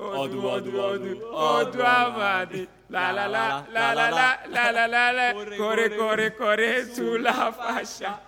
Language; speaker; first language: Italian; non-native, local second language; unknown